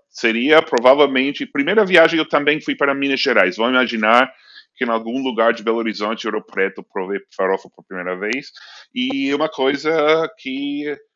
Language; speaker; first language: Portuguese; non-native, fluent; English